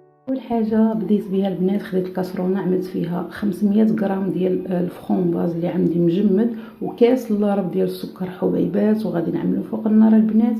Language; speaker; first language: Arabic; native; Arabic